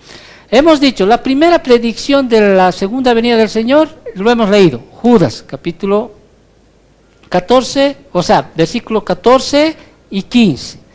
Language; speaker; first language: Spanish; native; Spanish